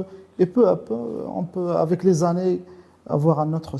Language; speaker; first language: French; non-native, local second language; Arabic